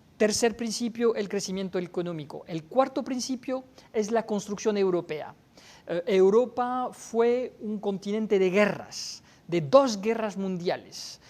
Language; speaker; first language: Spanish; non-native, fluent; French